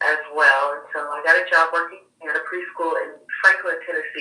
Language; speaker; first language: English; native; English